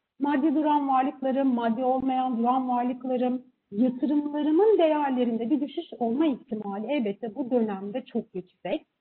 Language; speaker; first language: Turkish; native; Turkish